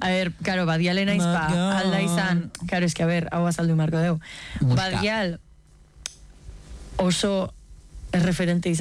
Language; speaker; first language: Basque; native; Basque